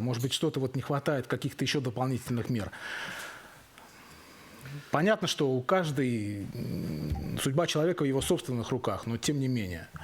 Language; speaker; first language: Russian; native; Russian